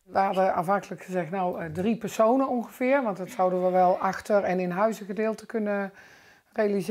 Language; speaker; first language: Dutch; native; Dutch